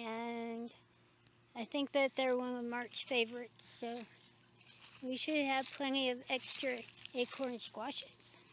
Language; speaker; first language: English; native; English